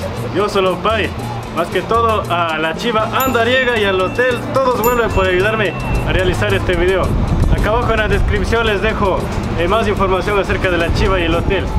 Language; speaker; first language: Spanish; native; Spanish